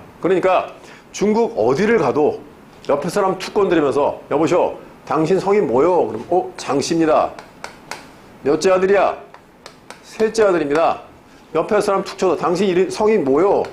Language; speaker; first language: Korean; native; Korean